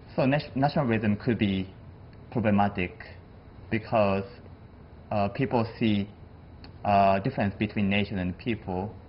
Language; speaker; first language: English; non-native, fluent; Japanese